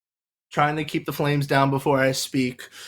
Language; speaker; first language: English; native; English